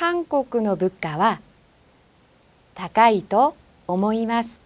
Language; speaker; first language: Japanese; non-native, fluent; Korean